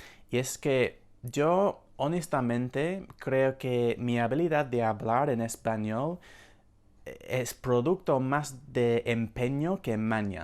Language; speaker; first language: Spanish; non-native, fluent; English